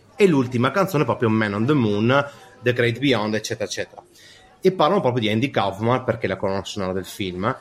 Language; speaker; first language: Italian; native; Italian